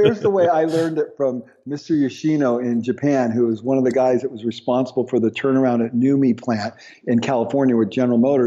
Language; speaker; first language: English; native; English